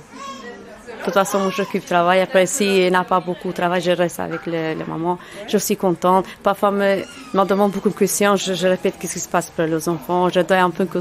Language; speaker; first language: French; non-native, learner; Albanian